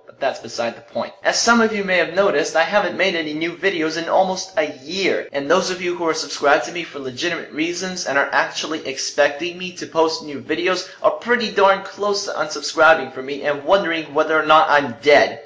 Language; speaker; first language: English; early bilingual, other home language; Russian